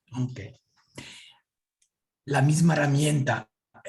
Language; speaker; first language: Spanish; non-native, learner; Italian